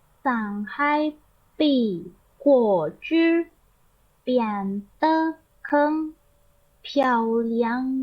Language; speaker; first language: Chinese; non-native, learner; Indonesian